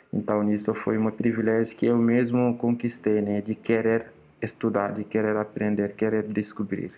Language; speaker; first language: Portuguese; non-native, fluent; Wolof